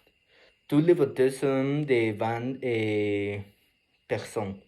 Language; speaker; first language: French; non-native, learner; Spanish